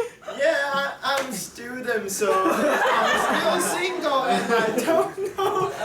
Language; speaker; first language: English; non-native, learner; Chinese